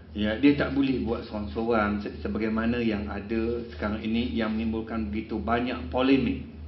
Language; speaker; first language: Malay; non-native, local second language; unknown